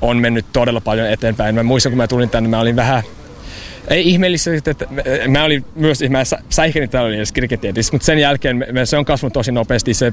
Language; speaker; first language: Finnish; non-native, learner; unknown